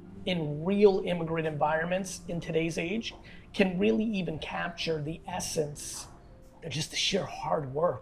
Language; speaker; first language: English; early bilingual, other home language; Russian